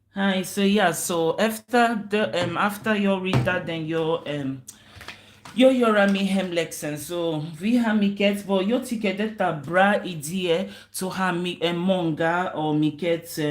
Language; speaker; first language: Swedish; non-native, learner; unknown